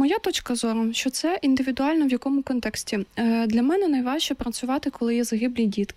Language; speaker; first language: Ukrainian; native; Ukrainian